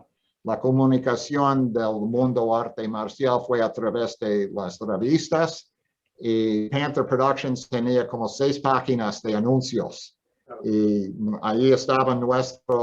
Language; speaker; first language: Spanish; non-native, fluent; English